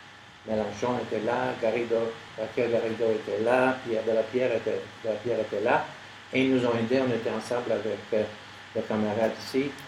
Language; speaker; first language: French; non-native, learner; English